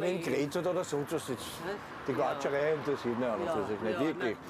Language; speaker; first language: German; native; German